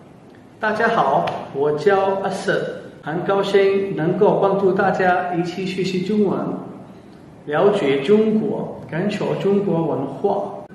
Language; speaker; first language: Chinese; non-native, fluent; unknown